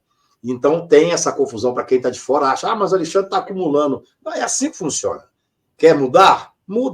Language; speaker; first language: Portuguese; native; Portuguese